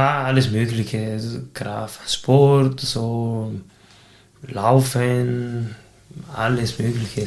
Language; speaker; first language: German; non-native, fluent; Spanish